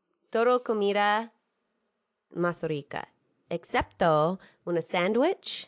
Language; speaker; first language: Spanish; non-native, learner; English